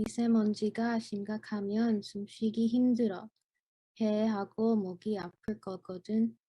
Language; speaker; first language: Korean; non-native, learner; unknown